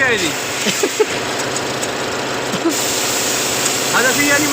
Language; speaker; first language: Arabic; non-native, learner; Hindi